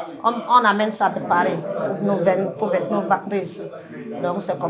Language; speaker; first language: French; non-native, learner; English